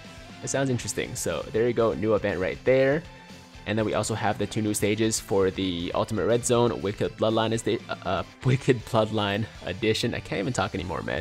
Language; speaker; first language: English; native; English